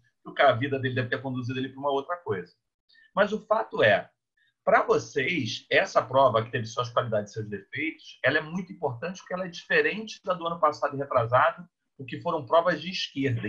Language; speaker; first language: Portuguese; native; Portuguese